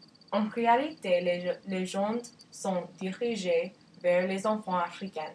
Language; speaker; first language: French; non-native, learner; English